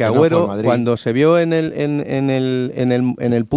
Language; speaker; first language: Spanish; native; Spanish